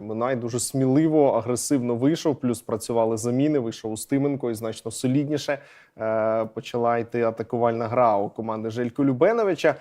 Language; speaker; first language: Ukrainian; native; Ukrainian